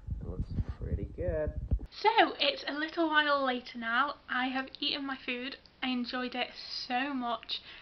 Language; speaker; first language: English; native; English